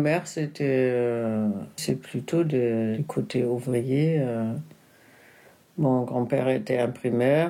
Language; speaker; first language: French; non-native, fluent; Spanish